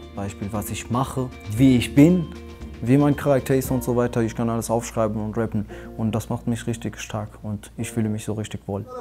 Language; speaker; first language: German; non-native, learner; Pashto